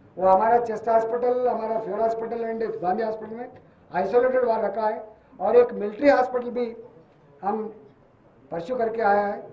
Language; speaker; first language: Hindi; non-native, local second language; Telugu